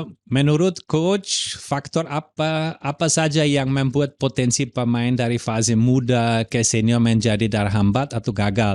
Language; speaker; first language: Indonesian; non-native, fluent; German